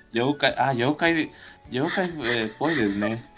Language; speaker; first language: Japanese; non-native, learner; Spanish